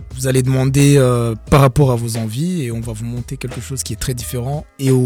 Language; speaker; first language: French; non-native, local second language; Kinyarwanda